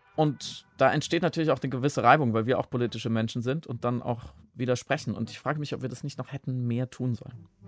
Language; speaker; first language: German; native; German